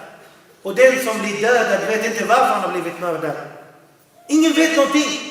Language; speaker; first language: Swedish; non-native, fluent; Arabic